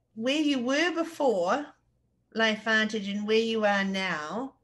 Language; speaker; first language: English; native; English